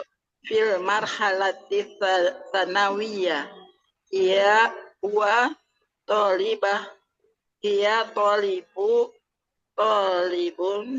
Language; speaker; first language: Arabic; non-native, learner; Indonesian